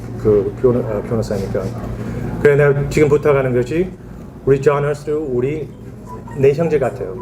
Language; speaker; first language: Korean; early bilingual, heritage; Korean